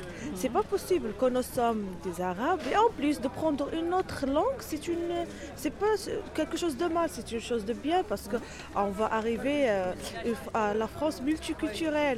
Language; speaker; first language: French; non-native, learner; Arabic